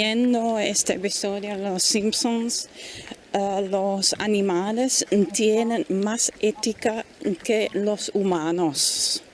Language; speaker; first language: Spanish; non-native, fluent; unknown